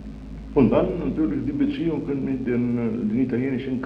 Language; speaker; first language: German; non-native, fluent; Italian